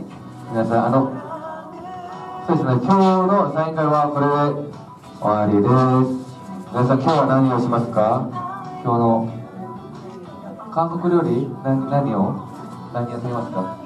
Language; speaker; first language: Japanese; non-native, learner; Korean